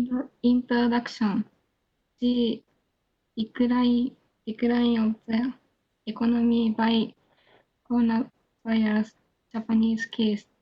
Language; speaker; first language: English; non-native, learner; Japanese